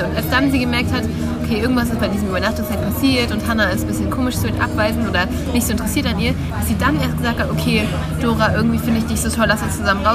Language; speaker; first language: German; native; German